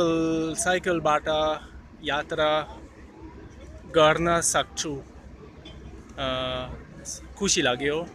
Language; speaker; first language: Nepali; non-native, learner; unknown